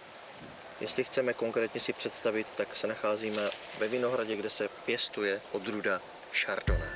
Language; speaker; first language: Czech; native; Czech